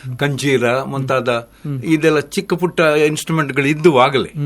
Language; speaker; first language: Kannada; non-native, local second language; Konkani